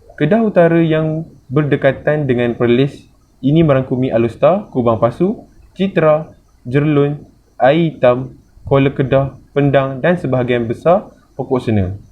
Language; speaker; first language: Malay; native; Malay